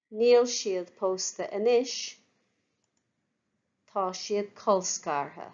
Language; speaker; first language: Irish; non-native, fluent; English